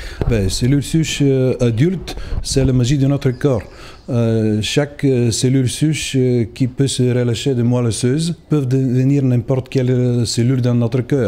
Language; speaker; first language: French; non-native, fluent; Bulgarian